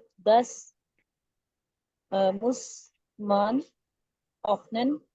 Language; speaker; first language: German; non-native, learner; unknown